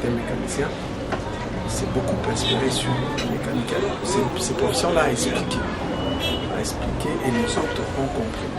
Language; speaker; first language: French; non-native, local second language; Kongo